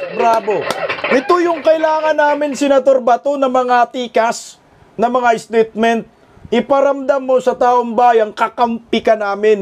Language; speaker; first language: Filipino; non-native, local second language; Cebuano